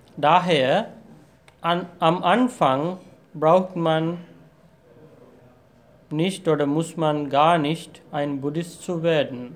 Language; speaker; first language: German; non-native, fluent; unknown